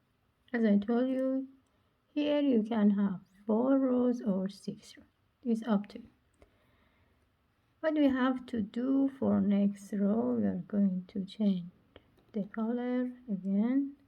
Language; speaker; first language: English; non-native, learner; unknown